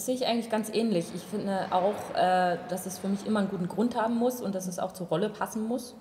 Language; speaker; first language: German; native; German